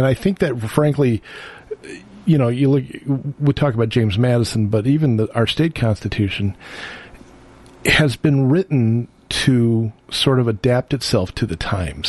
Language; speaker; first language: English; native; English